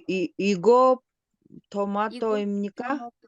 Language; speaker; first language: Korean; non-native, learner; Kyrgyz